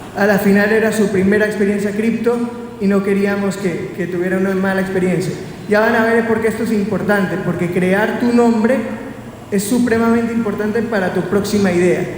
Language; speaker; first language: Spanish; native; Spanish